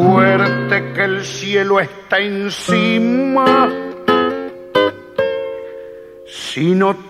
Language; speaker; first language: Spanish; native; Spanish